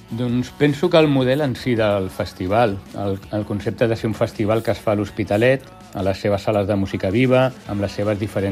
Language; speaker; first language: Catalan; native; Catalan